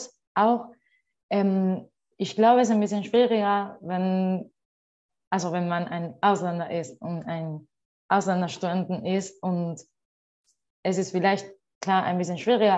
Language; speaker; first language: German; non-native, learner; Spanish